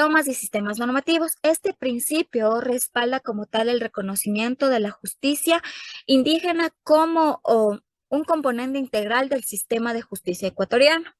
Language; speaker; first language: Spanish; native; Spanish